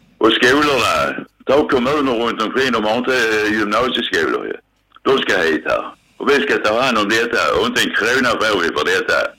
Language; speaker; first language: Swedish; native; Swedish